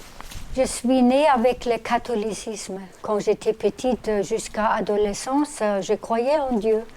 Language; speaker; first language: French; non-native, fluent; German